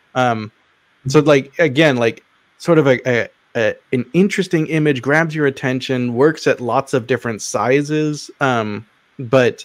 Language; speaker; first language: English; native; English